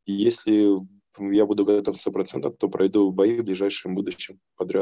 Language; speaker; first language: Russian; native; Russian